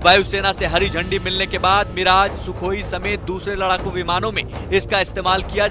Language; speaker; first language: Hindi; native; Hindi